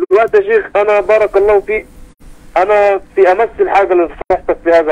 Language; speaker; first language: Arabic; native; Arabic